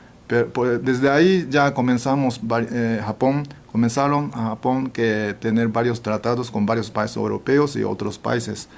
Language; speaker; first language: Spanish; non-native, fluent; Japanese